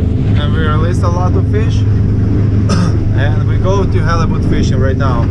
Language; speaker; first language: English; non-native, learner; Russian